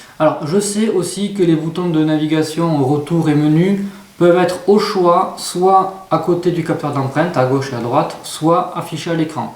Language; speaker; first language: French; native; French